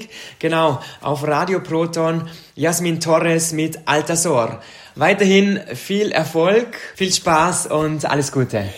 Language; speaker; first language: German; native; German